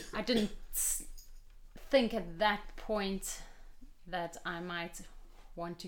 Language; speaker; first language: English; native; English